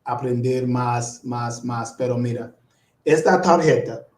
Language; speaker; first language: Spanish; non-native, learner; English